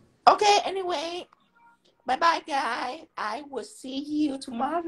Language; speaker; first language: English; non-native, fluent; Vietnamese